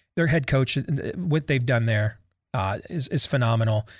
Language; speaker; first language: English; native; English